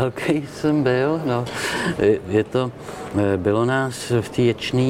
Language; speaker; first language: Czech; native; Czech